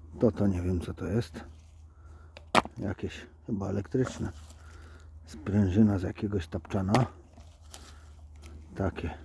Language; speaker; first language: Polish; native; Polish